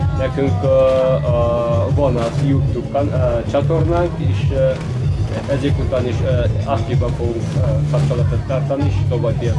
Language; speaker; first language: Hungarian; non-native, fluent; Turkish